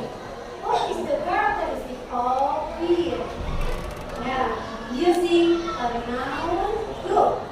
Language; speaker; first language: English; non-native, learner; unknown